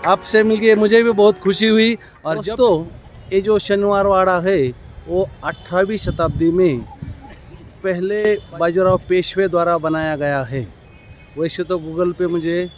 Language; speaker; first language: Hindi; non-native, local second language; Marathi